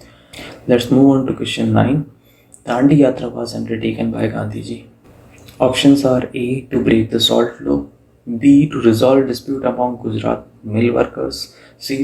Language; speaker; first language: English; non-native, local second language; Hindi